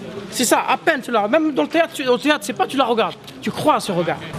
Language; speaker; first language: French; non-native, local second language; Arabic